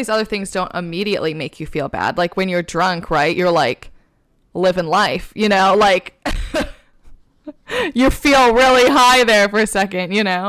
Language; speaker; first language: English; native; English